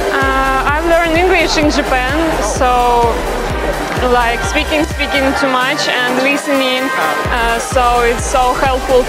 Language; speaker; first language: English; non-native, learner; Russian